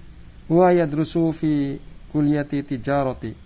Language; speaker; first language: Arabic; non-native, learner; Indonesian